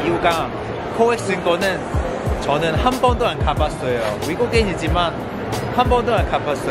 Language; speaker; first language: Korean; non-native, learner; Cantonese